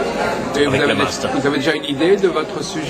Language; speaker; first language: French; native; French